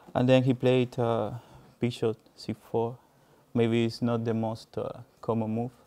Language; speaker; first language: English; non-native, fluent; Spanish